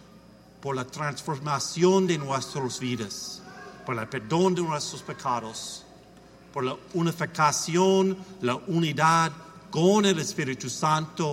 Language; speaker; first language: Spanish; non-native, learner; English